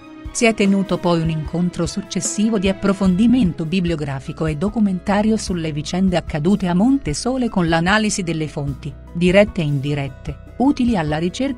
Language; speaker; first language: Italian; native; Italian